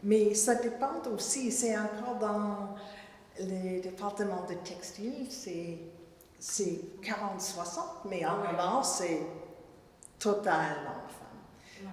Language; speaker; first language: French; non-native, fluent; English